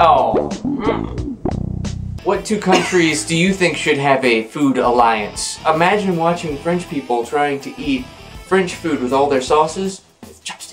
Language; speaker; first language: English; native; English